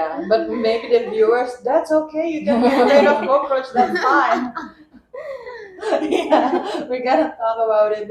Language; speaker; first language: English; non-native, fluent; Indonesian